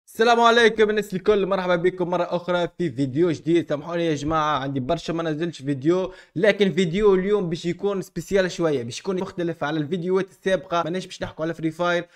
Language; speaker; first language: Arabic; native; Arabic